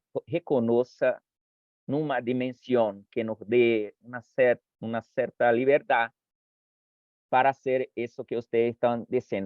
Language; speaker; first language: Spanish; non-native, fluent; Portuguese